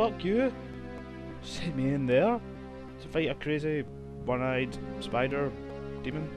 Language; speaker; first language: English; native; English